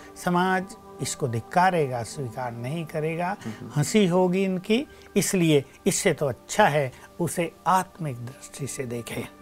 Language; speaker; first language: Hindi; native; Hindi